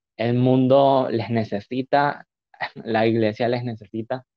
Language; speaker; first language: Spanish; native; Spanish